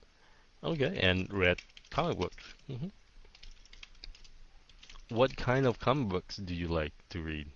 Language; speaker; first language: English; early bilingual, heritage; Vietnamese